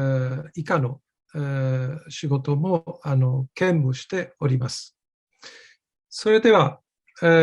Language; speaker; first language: Japanese; non-native, fluent; German